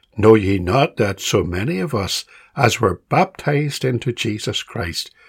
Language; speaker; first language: English; native; English